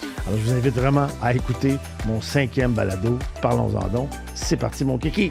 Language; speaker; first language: French; native; French